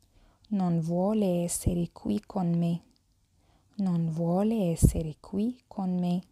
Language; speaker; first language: Italian; non-native, fluent; Arabic